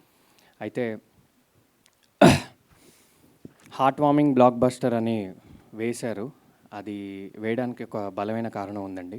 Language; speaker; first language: Telugu; native; Telugu